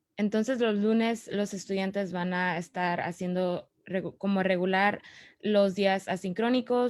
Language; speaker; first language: Spanish; early bilingual, other home language; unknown